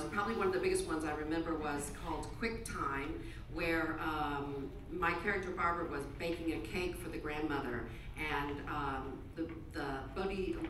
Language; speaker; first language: English; native; English